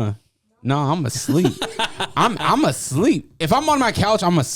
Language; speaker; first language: English; native; English